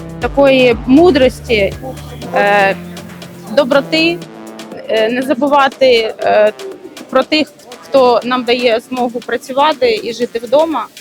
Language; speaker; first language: Ukrainian; native; Ukrainian